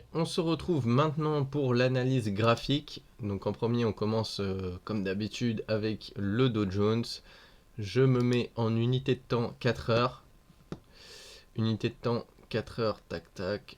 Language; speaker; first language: French; native; French